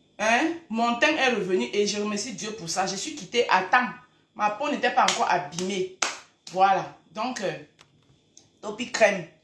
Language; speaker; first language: French; native; French